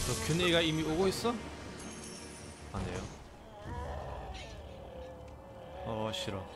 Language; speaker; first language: Korean; non-native, fluent; German